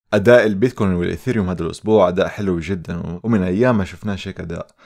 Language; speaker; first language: Arabic; native; Arabic